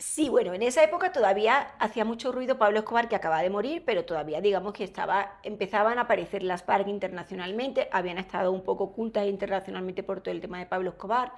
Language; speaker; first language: Spanish; native; Spanish